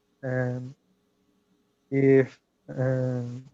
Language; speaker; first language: English; non-native, learner; Spanish